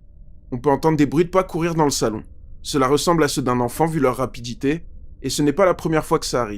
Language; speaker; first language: French; native; French